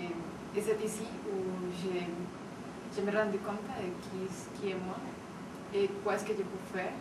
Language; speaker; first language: French; non-native, learner; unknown